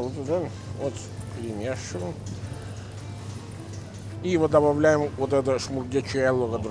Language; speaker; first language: Russian; non-native, fluent; Italian